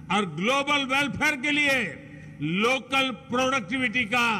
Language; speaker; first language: Hindi; non-native, local second language; Gujarati